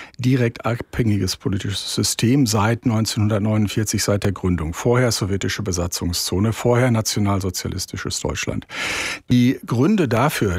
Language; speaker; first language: German; native; German